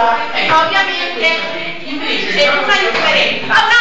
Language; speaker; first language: Italian; native; Italian